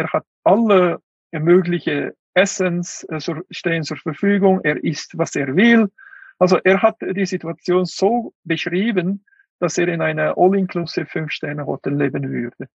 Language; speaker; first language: German; non-native, fluent; Uyghur